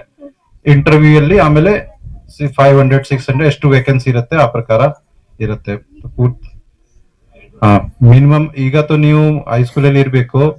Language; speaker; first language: Kannada; non-native, fluent; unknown